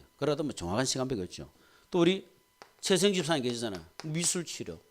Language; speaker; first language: Korean; native; Korean